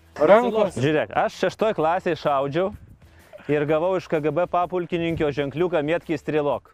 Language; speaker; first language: Lithuanian; native; Lithuanian